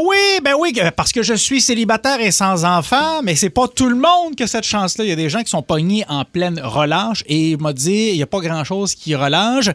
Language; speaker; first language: French; native; French